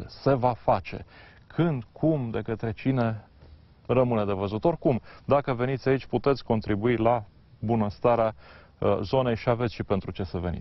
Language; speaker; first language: Romanian; native; Romanian